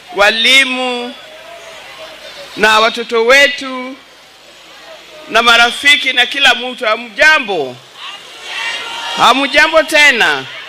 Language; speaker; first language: Swahili; non-native, local second language; Luo (Kenya and Tanzania)